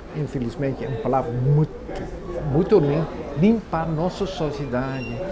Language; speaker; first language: Portuguese; non-native, fluent; Dutch